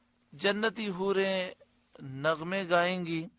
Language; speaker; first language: Urdu; native; Urdu